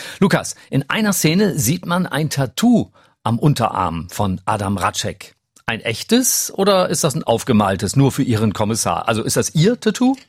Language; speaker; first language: German; native; German